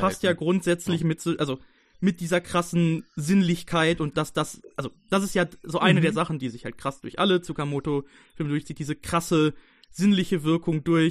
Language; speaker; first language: German; native; German